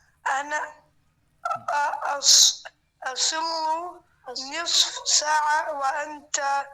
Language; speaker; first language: Arabic; non-native, learner; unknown